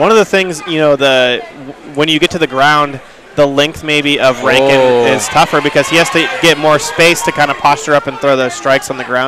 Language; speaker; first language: English; native; English